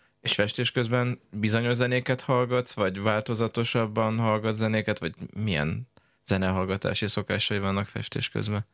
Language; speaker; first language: Hungarian; native; Hungarian